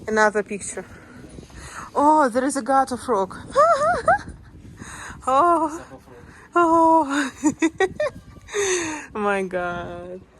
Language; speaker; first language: English; non-native, learner; Russian